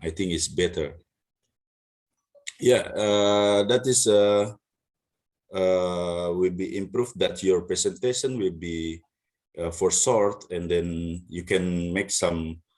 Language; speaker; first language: English; non-native, learner; Indonesian